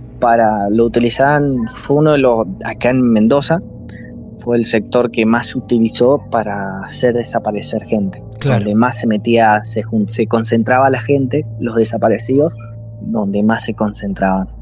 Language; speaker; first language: Spanish; native; Spanish